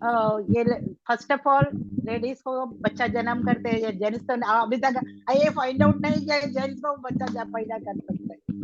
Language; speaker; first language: Hindi; non-native, local second language; Tamil